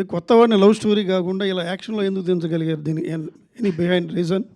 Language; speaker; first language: Telugu; native; Telugu